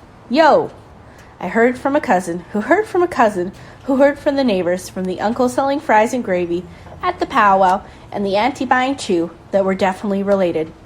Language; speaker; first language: English; native; English